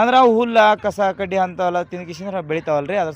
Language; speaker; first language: Kannada; native; Kannada